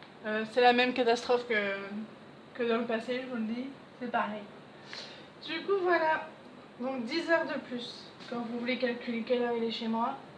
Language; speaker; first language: French; native; French